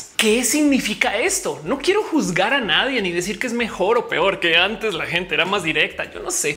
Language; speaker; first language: Spanish; native; Spanish